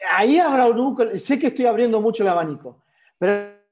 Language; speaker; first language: Spanish; native; Spanish